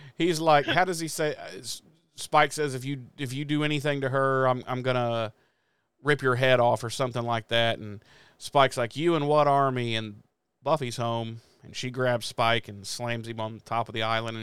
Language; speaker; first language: English; native; English